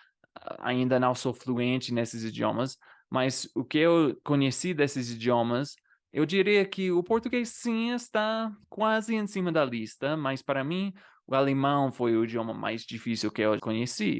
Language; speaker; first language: Portuguese; non-native, fluent; English